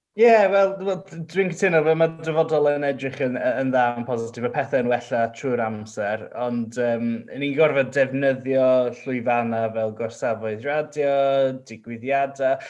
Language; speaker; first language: Welsh; non-native, local second language; English